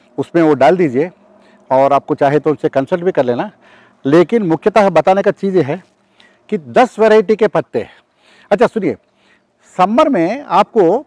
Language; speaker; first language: Hindi; non-native, local second language; Telugu